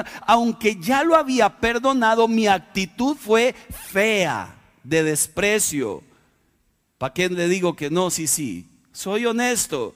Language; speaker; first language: Spanish; native; Spanish